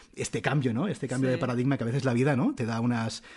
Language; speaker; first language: Spanish; native; Spanish